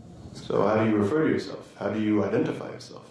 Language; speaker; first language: English; non-native, fluent; Hebrew